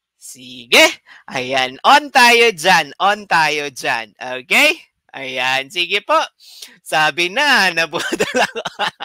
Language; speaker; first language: Filipino; native; Filipino